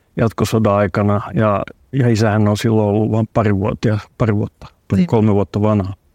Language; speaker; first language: Finnish; non-native, local second language; Swedish